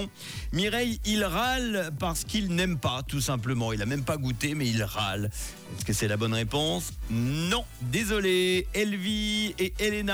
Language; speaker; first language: French; native; French